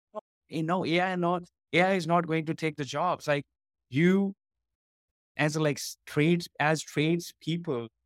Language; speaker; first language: English; non-native, local second language; Hindi